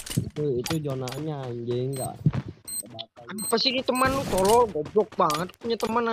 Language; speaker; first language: Indonesian; native; Indonesian